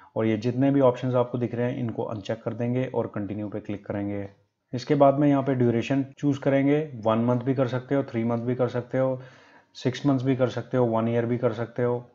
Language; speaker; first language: Hindi; native; Hindi